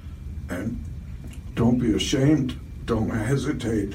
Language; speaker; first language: English; non-native, fluent; Hebrew